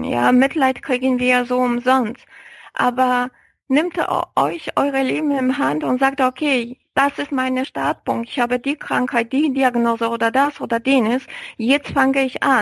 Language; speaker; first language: German; non-native, fluent; Polish